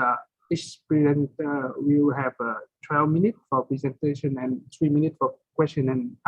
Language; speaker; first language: English; non-native, fluent; Vietnamese